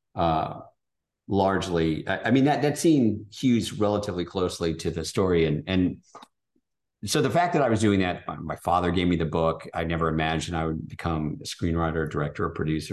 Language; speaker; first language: English; native; English